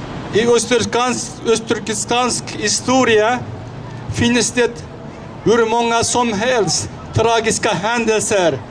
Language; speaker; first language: Swedish; non-native, fluent; Uyghur